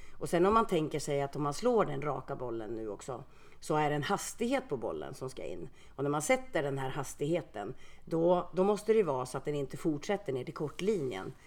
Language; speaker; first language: Swedish; early bilingual, other home language; Finnish